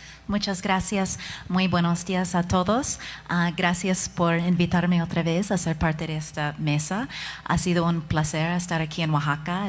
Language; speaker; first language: Spanish; non-native, fluent; English